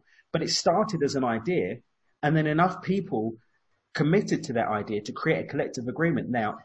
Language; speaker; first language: English; native; English